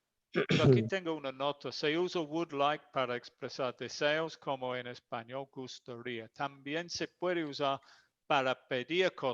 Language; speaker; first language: Spanish; non-native, fluent; English